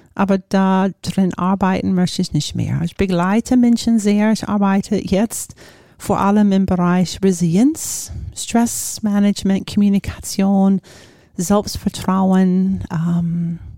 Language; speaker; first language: German; non-native, fluent; English